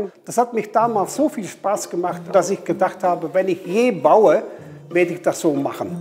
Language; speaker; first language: German; non-native, fluent; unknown